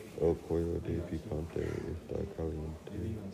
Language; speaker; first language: Spanish; non-native, learner; English